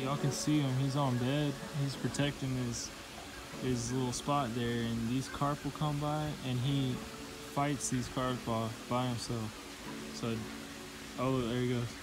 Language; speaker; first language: English; native; English